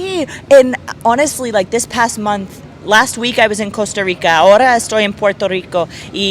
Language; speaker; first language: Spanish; non-native, learner; English